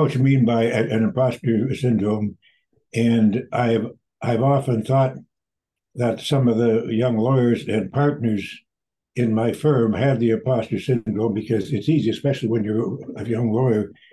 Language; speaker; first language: English; native; English